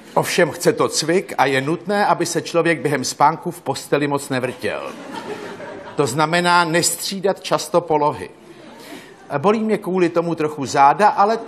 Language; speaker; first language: Czech; native; Czech